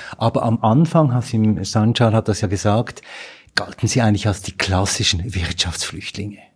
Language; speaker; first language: German; native; German